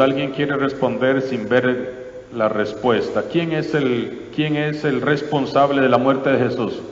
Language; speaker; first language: Spanish; native; Spanish